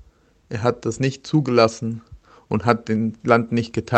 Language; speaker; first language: German; non-native, learner; Spanish